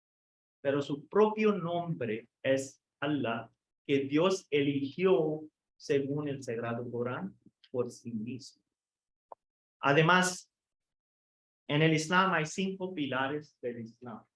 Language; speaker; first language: Spanish; non-native, fluent; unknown